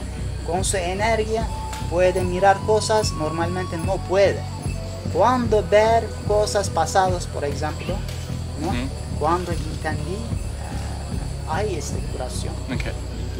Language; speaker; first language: Spanish; non-native, learner; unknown